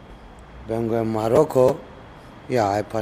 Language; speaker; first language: Spanish; non-native, learner; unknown